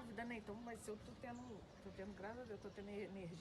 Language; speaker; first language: Portuguese; native; Portuguese